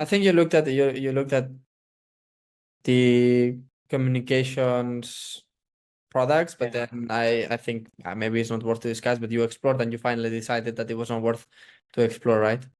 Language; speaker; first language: English; non-native, fluent; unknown